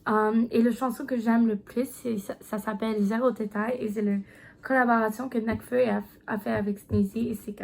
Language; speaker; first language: French; non-native, learner; English